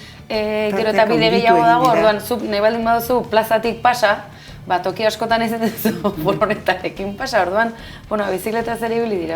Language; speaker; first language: Basque; native; Basque